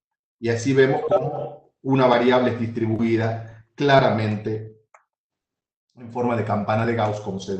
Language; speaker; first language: Spanish; native; Spanish